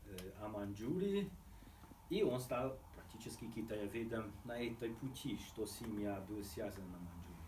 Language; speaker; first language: Russian; non-native, fluent; Hungarian